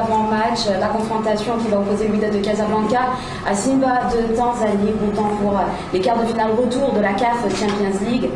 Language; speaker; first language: French; non-native, local second language; Arabic